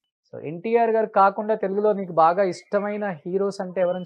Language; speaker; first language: Telugu; native; Telugu